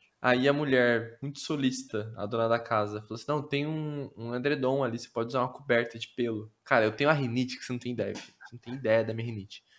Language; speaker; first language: Portuguese; native; Portuguese